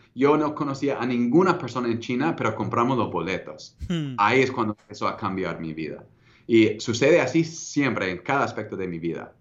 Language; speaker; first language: Spanish; non-native, fluent; English